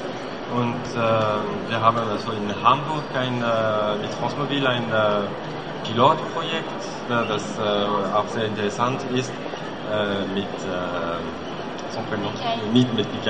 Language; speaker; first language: German; non-native, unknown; French